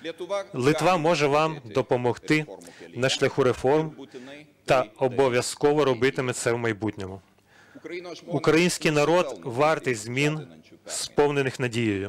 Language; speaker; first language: Ukrainian; non-native, learner; Lithuanian